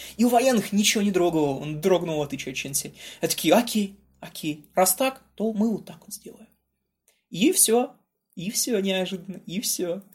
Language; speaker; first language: Russian; native; Russian